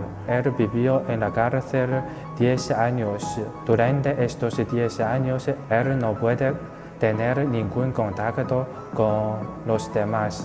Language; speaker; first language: Spanish; non-native, fluent; Chinese